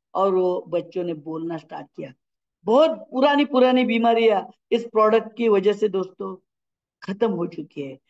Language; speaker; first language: Hindi; non-native, local second language; Marathi